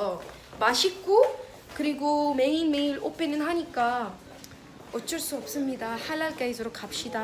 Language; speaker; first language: Korean; non-native, fluent; Arabic